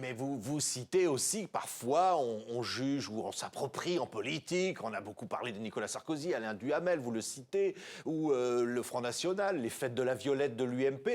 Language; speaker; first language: French; native; French